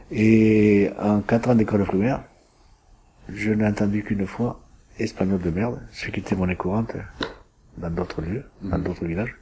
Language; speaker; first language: French; early bilingual, other home language; Spanish